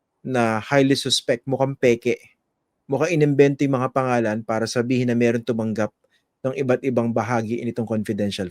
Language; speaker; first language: Filipino; native; Filipino